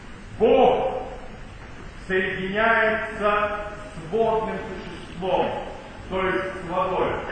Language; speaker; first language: Russian; native; Russian